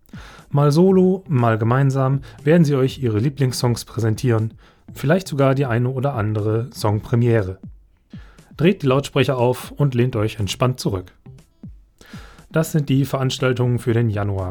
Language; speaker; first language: German; native; German